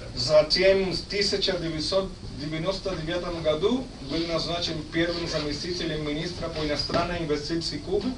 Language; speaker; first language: Russian; non-native, fluent; Spanish